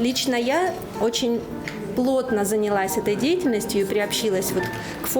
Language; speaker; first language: Russian; native; Russian